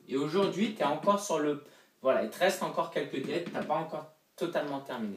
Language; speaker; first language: French; native; French